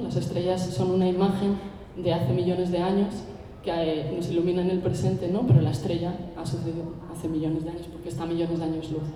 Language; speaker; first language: Spanish; native; Spanish